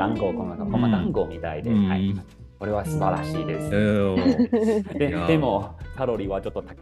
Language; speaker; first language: Japanese; non-native, learner; Chinese